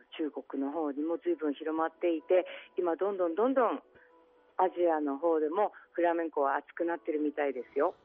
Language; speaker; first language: Japanese; native; Japanese